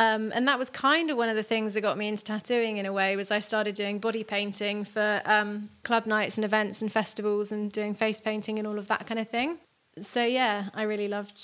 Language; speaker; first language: English; native; English